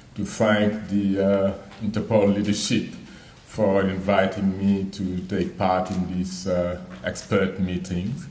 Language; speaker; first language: English; non-native, fluent; Wolof